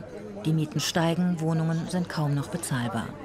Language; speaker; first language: German; native; German